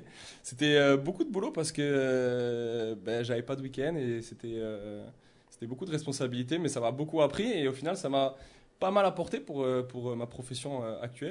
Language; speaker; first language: French; native; French